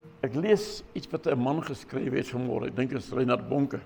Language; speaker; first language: Afrikaans; native; Afrikaans